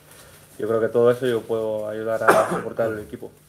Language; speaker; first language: Spanish; early bilingual, heritage; English